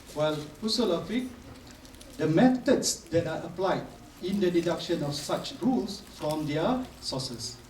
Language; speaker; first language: English; non-native, local second language; Malay